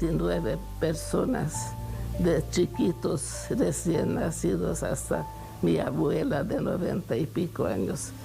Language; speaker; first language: Spanish; non-native, fluent; Hungarian